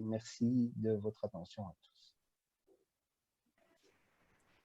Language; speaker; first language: French; native; French